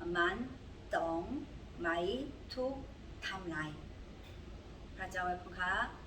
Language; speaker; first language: Thai; non-native, learner; Korean